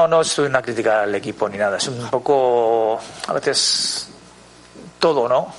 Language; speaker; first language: Spanish; native; Spanish